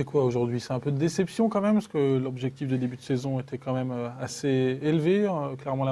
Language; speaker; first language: French; native; French